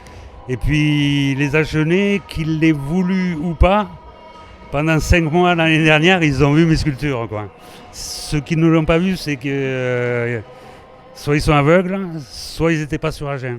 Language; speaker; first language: French; native; French